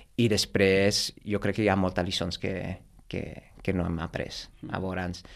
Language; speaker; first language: Catalan; non-native, fluent; Dutch